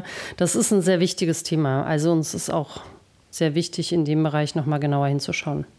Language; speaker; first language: German; native; German